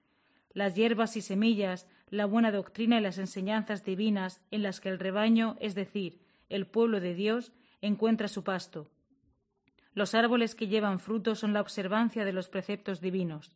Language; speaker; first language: Spanish; native; Spanish